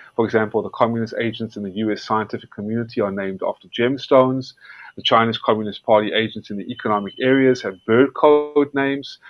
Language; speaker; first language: English; native; English